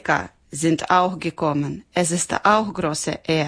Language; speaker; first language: German; non-native, learner; Ukrainian